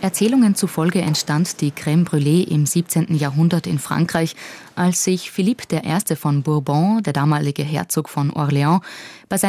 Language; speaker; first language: German; native; German